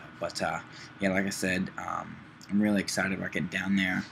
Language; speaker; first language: English; native; English